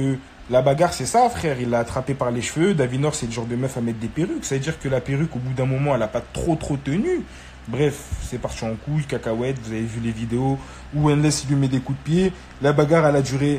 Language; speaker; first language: French; native; French